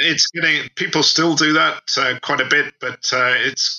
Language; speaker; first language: English; native; English